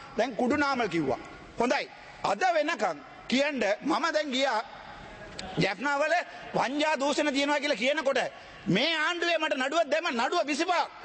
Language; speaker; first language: Sinhala; non-native, local second language; Tamil